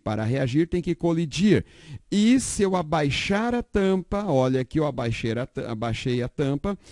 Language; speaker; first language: Portuguese; native; Portuguese